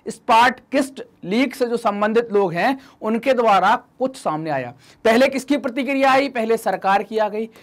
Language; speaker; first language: Hindi; native; Hindi